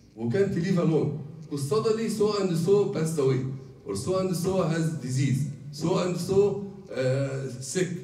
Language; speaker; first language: English; non-native, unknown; Arabic